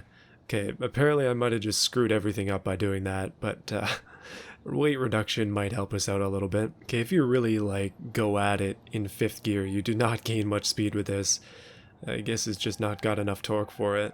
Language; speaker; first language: English; native; English